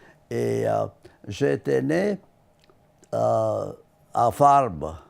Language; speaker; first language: French; non-native, learner; Latvian